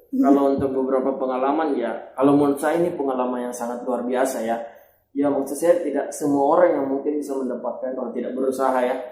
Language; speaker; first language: Indonesian; native; Indonesian